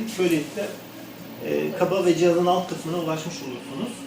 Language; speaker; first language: Turkish; native; Turkish